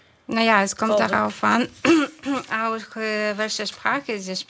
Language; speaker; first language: German; non-native, fluent; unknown